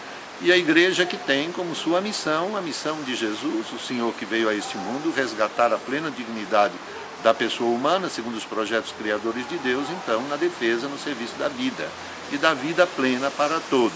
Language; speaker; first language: Portuguese; native; Portuguese